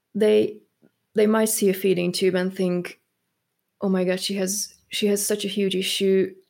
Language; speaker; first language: English; non-native, fluent; Hungarian